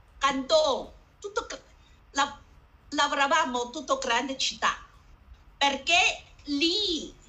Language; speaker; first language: Italian; non-native, learner; Chinese